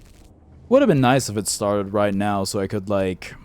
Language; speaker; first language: English; native; English